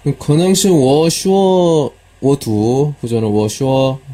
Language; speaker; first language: Chinese; non-native, learner; Korean